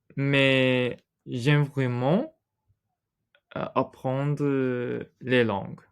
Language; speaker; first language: French; non-native, learner; English